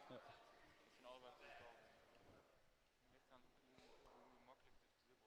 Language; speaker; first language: Dutch; native; Dutch